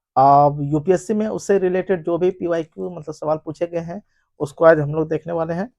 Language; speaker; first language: Hindi; native; Hindi